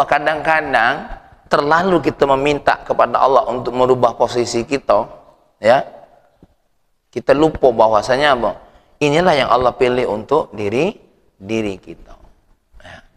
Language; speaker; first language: Indonesian; native; Indonesian